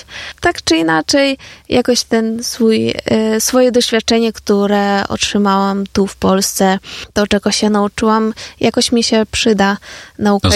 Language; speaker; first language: Polish; non-native, fluent; Ukrainian